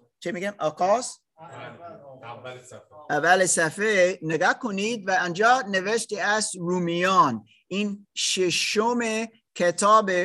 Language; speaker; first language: Persian; non-native, learner; English